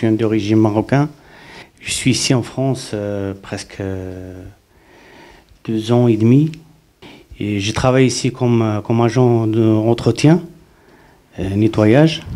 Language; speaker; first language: French; non-native, learner; Arabic